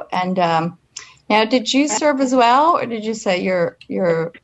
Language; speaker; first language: English; non-native, fluent; Polish